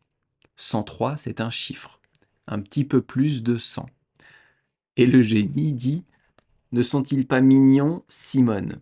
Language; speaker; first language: French; native; French